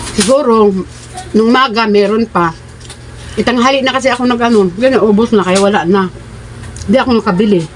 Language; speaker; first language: Filipino; non-native, local second language; Cebuano